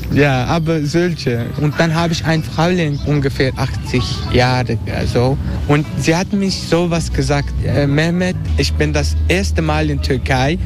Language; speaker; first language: German; non-native, learner; Turkish